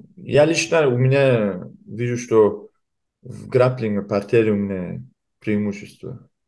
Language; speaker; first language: Russian; early bilingual, heritage; Kumyk